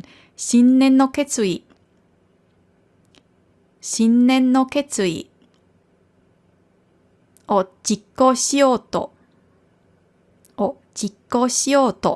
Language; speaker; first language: Japanese; non-native, fluent; German